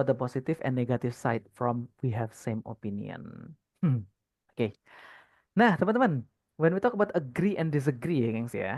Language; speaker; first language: English; non-native, fluent; Indonesian